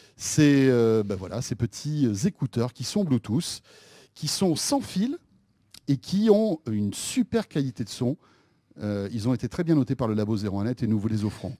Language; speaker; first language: French; native; French